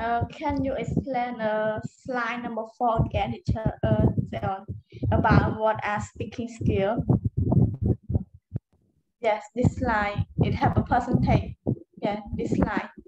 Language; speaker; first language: English; non-native, learner; Khmer